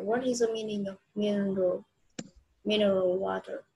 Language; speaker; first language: English; non-native, fluent; Vietnamese